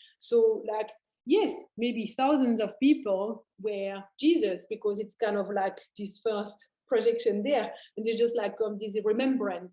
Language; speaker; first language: English; non-native, fluent; French